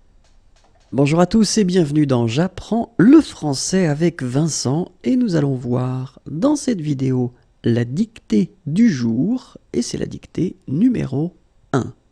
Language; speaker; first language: French; native; French